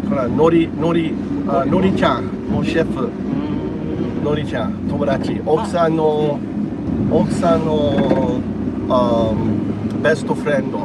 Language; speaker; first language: Japanese; non-native, learner; English